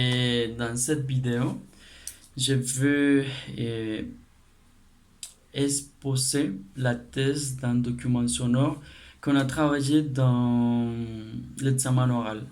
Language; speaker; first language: French; non-native, learner; Spanish